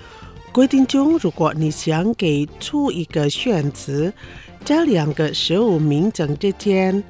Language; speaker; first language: Chinese; non-native, fluent; Indonesian